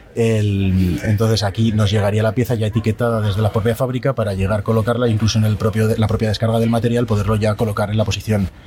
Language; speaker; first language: Spanish; native; Spanish